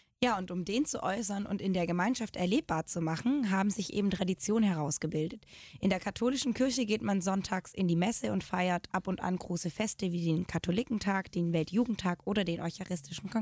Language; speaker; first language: German; native; German